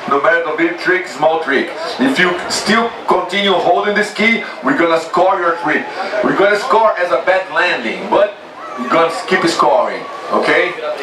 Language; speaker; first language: English; non-native, learner; Portuguese